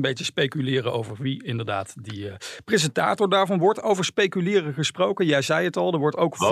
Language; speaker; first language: Dutch; native; Dutch